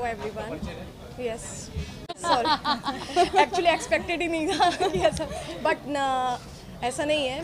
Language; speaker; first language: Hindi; native; Hindi